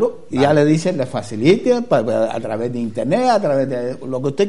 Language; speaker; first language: Spanish; native; Spanish